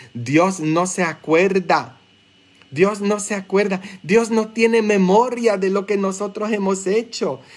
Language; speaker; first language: Spanish; non-native, fluent; English